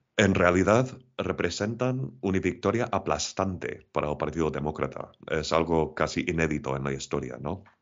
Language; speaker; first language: Spanish; non-native, fluent; English